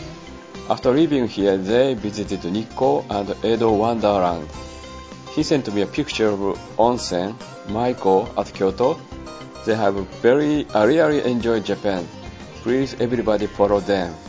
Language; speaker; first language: English; non-native, learner; Japanese